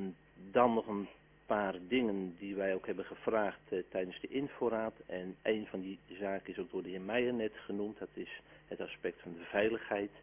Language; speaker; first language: Dutch; native; Dutch